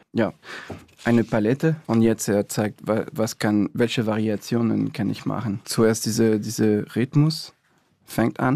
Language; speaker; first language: German; non-native, fluent; French